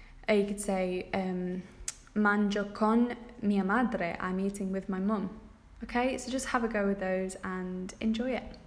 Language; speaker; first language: English; native; English